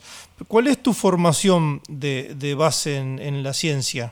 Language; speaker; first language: Spanish; native; Spanish